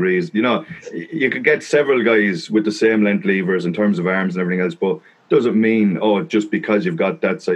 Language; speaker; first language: English; native; English